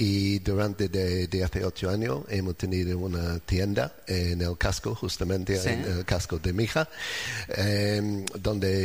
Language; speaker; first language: Spanish; non-native, learner; English